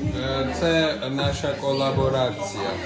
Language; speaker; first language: Ukrainian; non-native, learner; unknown